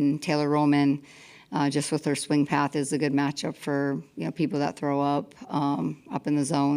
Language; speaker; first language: English; native; English